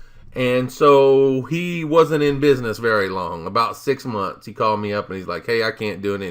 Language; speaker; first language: English; native; English